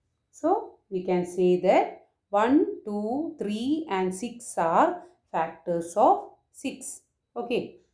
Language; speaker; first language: English; non-native, local second language; Malayalam